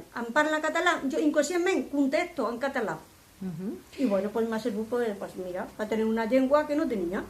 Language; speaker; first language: Catalan; non-native, local second language; Spanish